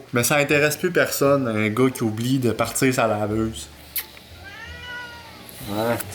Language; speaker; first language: French; native; French